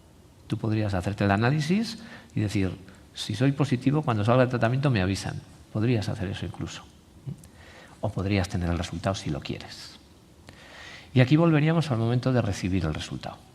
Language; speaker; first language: Spanish; native; Spanish